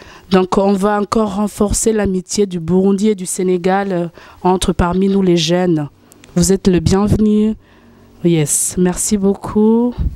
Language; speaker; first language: French; non-native, local second language; Rundi